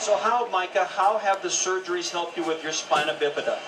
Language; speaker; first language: English; native; English